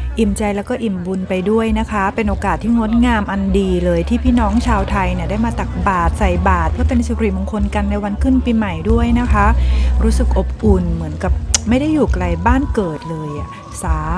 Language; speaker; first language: Thai; native; Thai